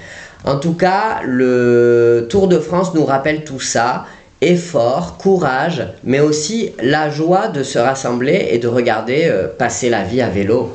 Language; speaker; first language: French; native; French